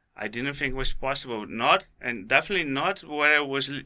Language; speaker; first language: English; non-native, fluent; Portuguese